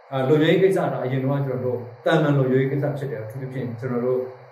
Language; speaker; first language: Burmese; non-native, local second language; S'gaw Karen